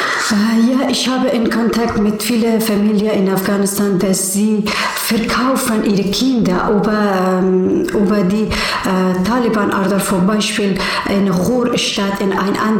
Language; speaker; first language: German; non-native, learner; Persian